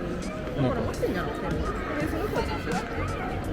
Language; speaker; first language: Japanese; native; Japanese